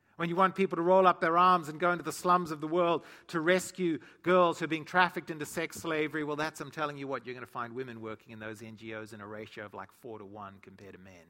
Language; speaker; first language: English; native; English